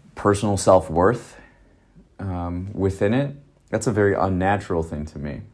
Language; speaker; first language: English; native; English